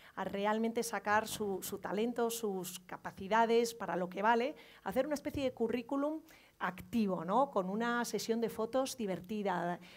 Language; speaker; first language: Spanish; native; Spanish